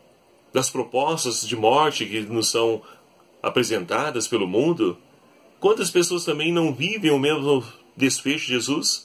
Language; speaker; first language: Portuguese; native; Portuguese